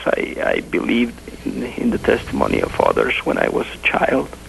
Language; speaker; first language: English; non-native, fluent; Spanish